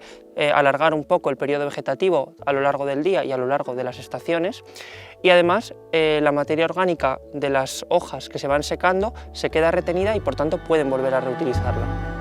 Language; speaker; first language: Spanish; native; Spanish